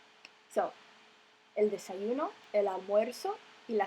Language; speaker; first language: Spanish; non-native, fluent; English